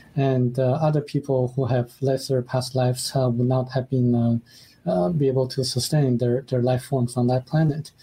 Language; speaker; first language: English; non-native, fluent; Chinese